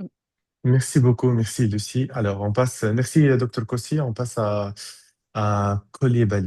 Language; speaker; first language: French; native; French